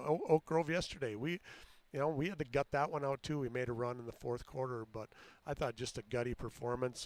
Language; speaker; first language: English; native; English